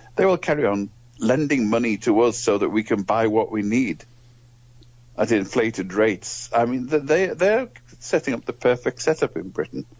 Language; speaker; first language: English; native; English